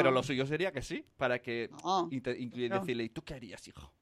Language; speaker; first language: Spanish; native; Spanish